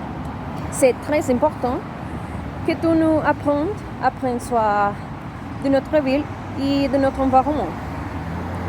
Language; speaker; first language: French; non-native, learner; Spanish